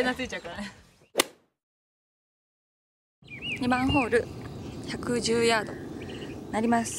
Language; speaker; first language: Japanese; native; Japanese